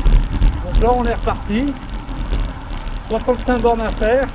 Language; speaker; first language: French; native; French